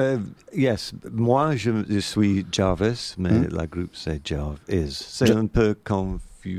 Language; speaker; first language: French; non-native, learner; English